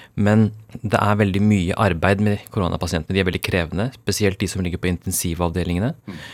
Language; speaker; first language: Norwegian; early bilingual, other home language; Urdu